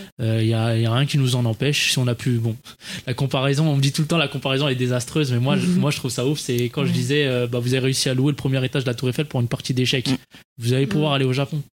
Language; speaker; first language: French; native; French